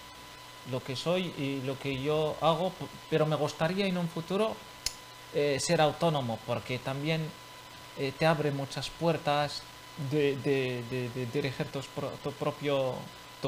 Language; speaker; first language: Spanish; non-native, fluent; Arabic